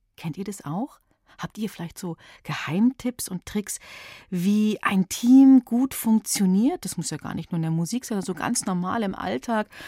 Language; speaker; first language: German; native; German